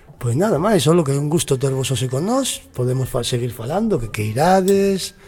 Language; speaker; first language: Galician; native; Galician